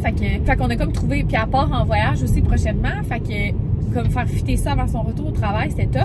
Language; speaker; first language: French; native; French